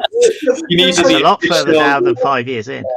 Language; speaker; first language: English; native; English